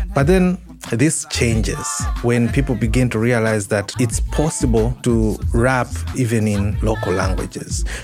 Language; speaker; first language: English; non-native, local second language; Nyanja